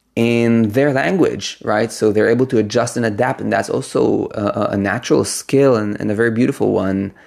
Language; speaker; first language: English; non-native, fluent; Hebrew